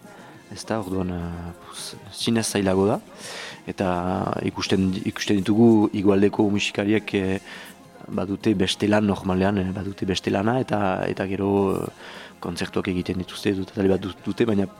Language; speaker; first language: Basque; non-native, learner; French